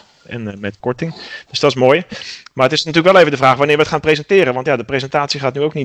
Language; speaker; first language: Dutch; native; Dutch